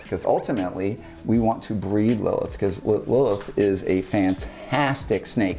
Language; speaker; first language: English; native; English